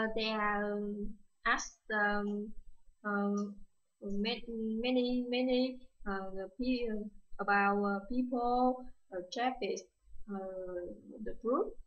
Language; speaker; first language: English; non-native, learner; Vietnamese